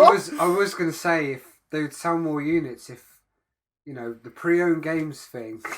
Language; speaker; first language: English; native; English